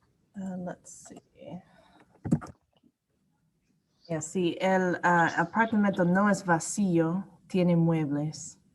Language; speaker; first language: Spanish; non-native, learner; English